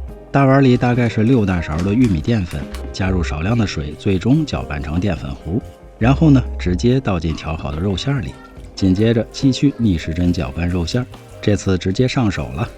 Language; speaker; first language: Chinese; native; Chinese